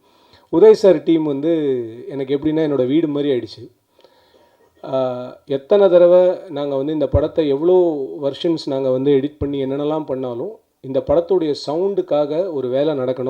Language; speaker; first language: Tamil; native; Tamil